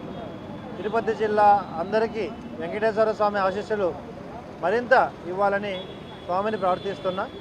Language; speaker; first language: Telugu; native; Telugu